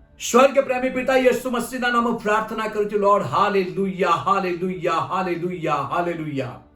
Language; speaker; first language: Gujarati; non-native, local second language; Gamit